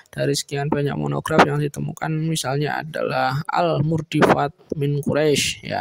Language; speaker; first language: Indonesian; native; Indonesian